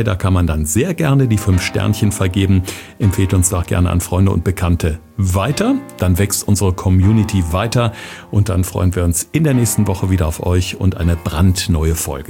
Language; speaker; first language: German; native; German